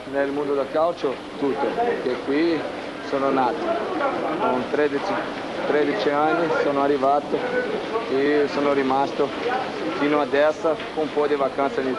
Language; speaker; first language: Italian; non-native, fluent; Portuguese